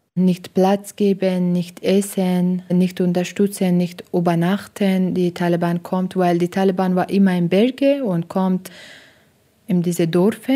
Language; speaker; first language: German; non-native, learner; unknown